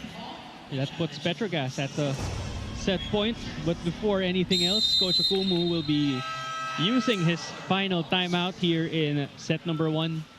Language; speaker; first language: English; non-native, local second language; Filipino